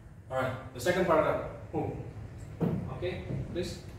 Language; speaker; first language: English; non-native, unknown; Indonesian